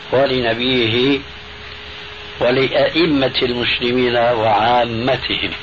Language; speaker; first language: Arabic; early bilingual, other home language; Albanian